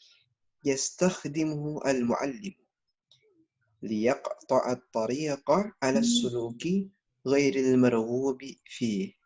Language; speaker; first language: Arabic; non-native, learner; Indonesian